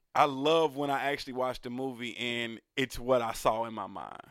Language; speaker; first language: English; native; English